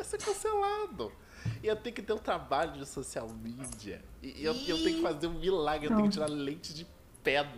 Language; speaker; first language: Portuguese; native; Portuguese